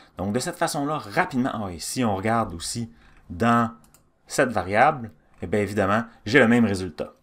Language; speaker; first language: French; native; French